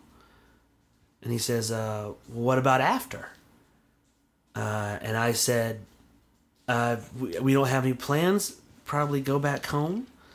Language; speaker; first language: English; native; English